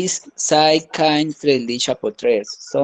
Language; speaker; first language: German; non-native, learner; Spanish